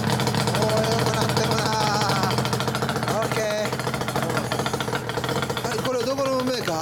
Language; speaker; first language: Japanese; native; Japanese